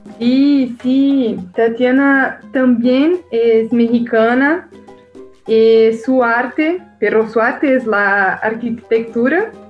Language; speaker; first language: Spanish; non-native, learner; Portuguese